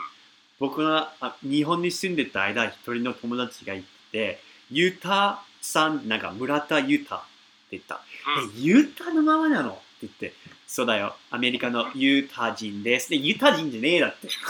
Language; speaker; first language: Japanese; non-native, fluent; English